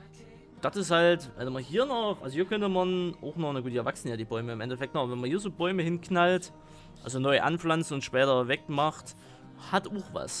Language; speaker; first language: German; native; German